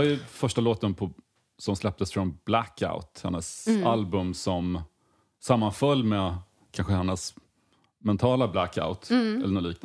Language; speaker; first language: Swedish; native; Swedish